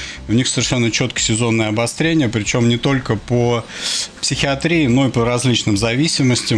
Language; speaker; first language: Russian; native; Russian